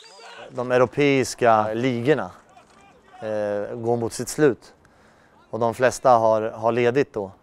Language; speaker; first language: Swedish; early bilingual, other home language; Turoyo